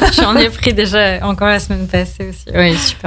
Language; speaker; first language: French; native; French